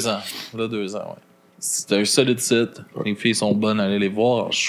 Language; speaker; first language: French; native; French